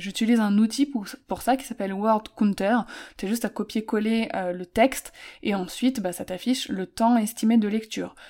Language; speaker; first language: French; native; French